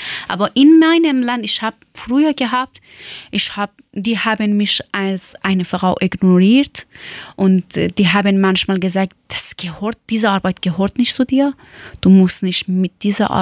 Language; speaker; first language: German; non-native, learner; Persian